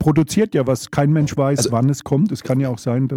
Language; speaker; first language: German; native; German